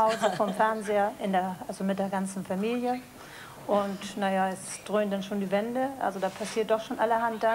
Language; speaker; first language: German; native; German